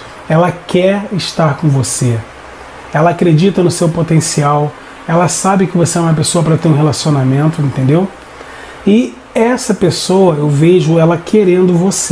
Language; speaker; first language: Portuguese; native; Portuguese